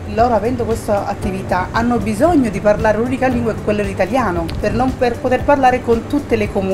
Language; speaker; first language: Italian; native; Italian